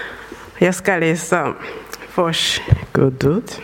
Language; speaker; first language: Swedish; non-native, learner; Persian